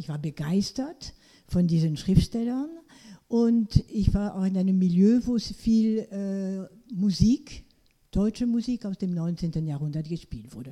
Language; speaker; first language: German; non-native, fluent; French